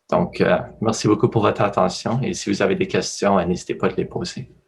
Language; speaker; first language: French; native; French